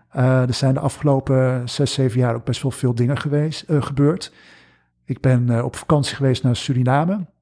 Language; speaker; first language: Dutch; early bilingual, other home language; English